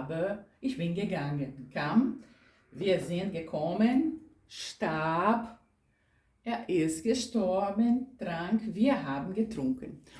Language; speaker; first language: German; non-native, fluent; Portuguese